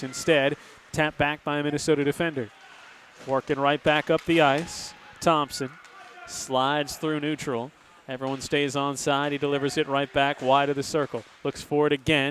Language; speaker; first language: English; native; English